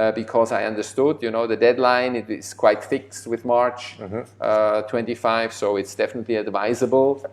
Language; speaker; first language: English; non-native, fluent; German